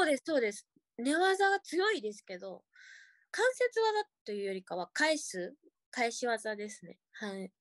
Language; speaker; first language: Japanese; native; Japanese